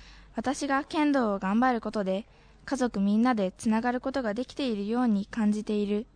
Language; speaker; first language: Japanese; native; Japanese